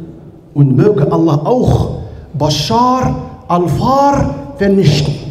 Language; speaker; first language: German; non-native, learner; Arabic